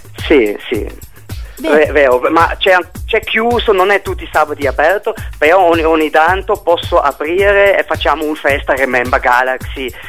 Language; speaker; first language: Italian; non-native, learner; German